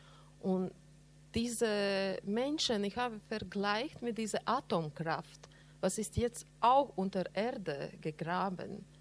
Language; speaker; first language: German; non-native, learner; Latvian